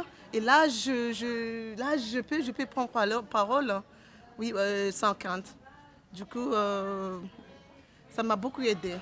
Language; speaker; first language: French; non-native, fluent; Comorian